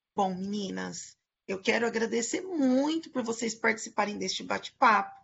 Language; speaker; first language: Portuguese; native; Portuguese